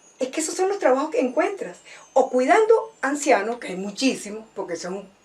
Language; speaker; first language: Spanish; native; Spanish